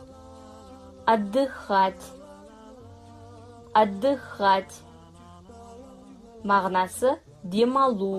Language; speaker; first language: Russian; non-native, fluent; Kazakh